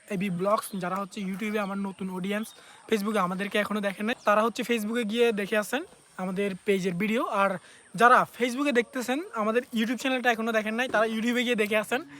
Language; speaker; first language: Bangla; native; Bangla